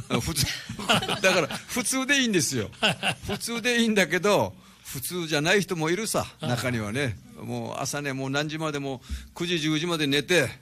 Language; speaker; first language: Japanese; native; Japanese